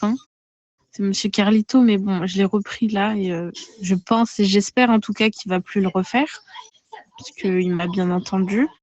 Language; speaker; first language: French; native; French